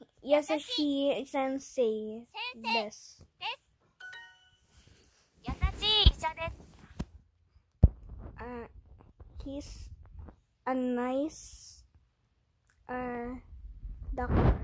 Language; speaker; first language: English; non-native, local second language; Filipino